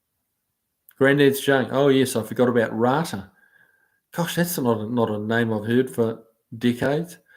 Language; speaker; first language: English; native; English